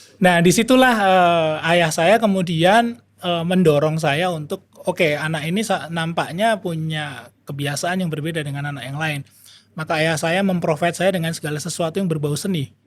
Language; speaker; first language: Indonesian; native; Indonesian